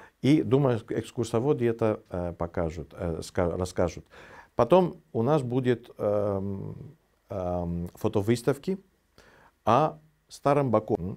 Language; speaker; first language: Russian; non-native, fluent; Greek